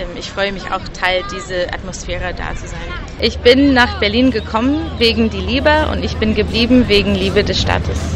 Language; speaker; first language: German; non-native, fluent; English